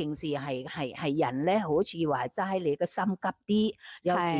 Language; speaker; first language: Cantonese; non-native, fluent; Thai